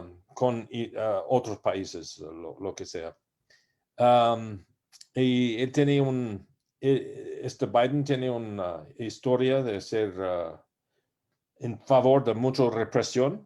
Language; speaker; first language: Spanish; non-native, learner; English